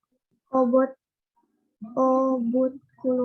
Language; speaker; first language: French; non-native, learner; Indonesian